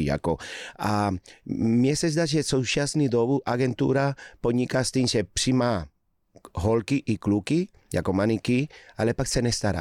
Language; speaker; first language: Czech; non-native, fluent; Spanish